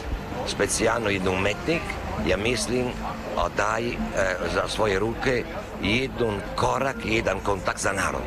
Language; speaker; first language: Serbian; non-native, learner; Italian